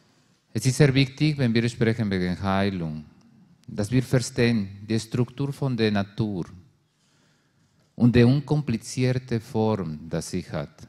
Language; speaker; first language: German; non-native, learner; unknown